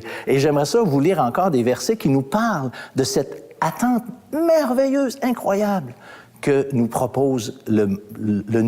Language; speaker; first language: French; native; French